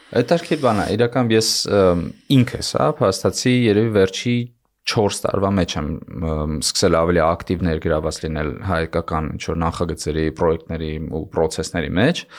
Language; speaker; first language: Armenian; native; Armenian